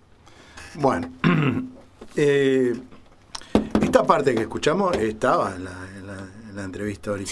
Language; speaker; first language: Spanish; native; Spanish